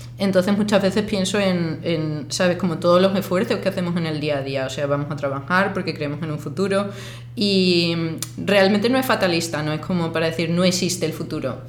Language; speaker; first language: Spanish; native; Spanish